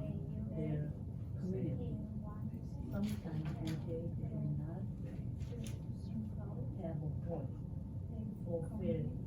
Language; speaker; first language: English; non-native, learner; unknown